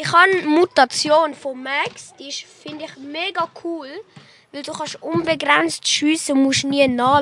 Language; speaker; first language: German; native; German